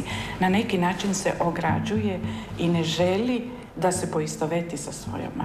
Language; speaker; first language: Serbian; native; Serbian